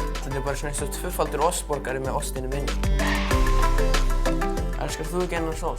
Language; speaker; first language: Icelandic; native; Icelandic